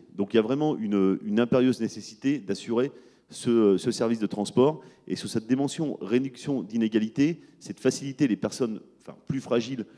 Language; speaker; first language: French; native; French